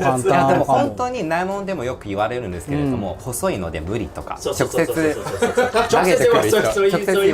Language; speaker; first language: Japanese; non-native, fluent; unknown